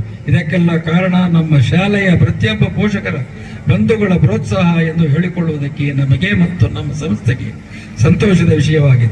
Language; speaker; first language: Kannada; native; Kannada